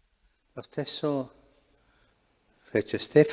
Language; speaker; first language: Italian; non-native, fluent; Spanish